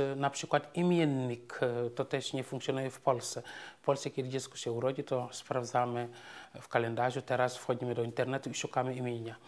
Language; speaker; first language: Polish; non-native, fluent; Serer